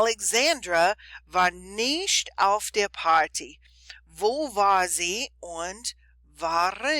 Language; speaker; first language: German; non-native, fluent; English